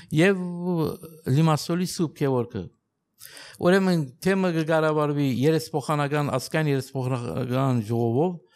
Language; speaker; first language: Armenian; native; Armenian